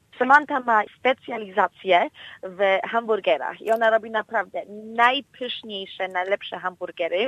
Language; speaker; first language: Polish; early bilingual, heritage; Polish